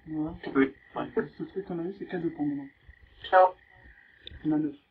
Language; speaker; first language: French; native; French